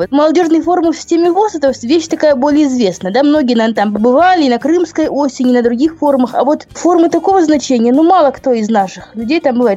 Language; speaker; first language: Russian; native; Russian